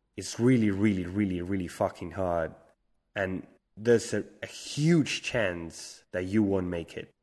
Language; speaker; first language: English; non-native, fluent; Spanish